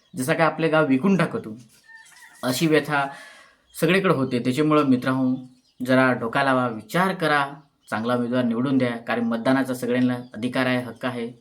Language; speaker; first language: Marathi; native; Marathi